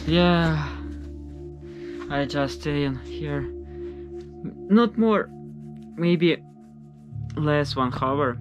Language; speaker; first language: English; non-native, learner; Russian